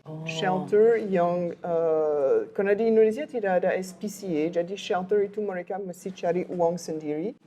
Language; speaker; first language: Indonesian; non-native, learner; French